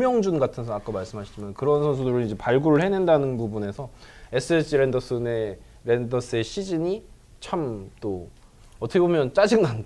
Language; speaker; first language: Korean; native; Korean